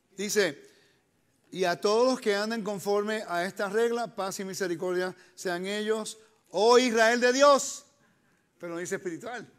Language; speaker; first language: Spanish; early bilingual, heritage; Spanish